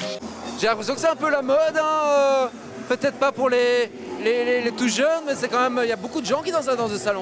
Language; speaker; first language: French; native; French